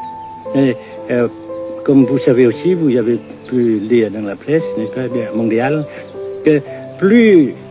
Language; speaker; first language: French; non-native, fluent; Vietnamese